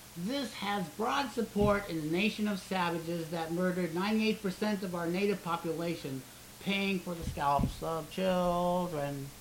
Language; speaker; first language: English; native; English